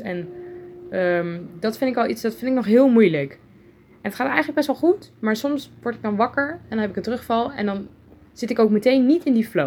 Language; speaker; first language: Dutch; native; Dutch